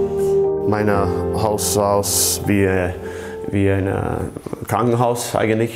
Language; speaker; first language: German; non-native, fluent; English